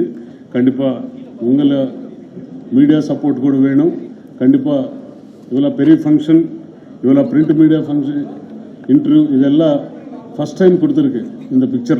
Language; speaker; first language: Tamil; non-native, learner; Telugu